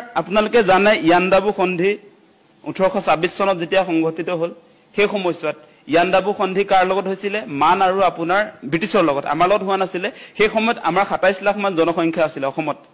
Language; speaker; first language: Assamese; native; Assamese